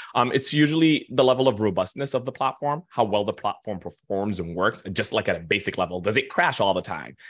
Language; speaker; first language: English; non-native, fluent; Arabic